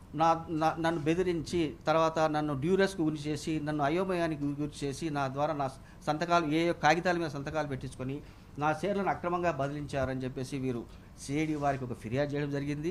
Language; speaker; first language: Telugu; native; Telugu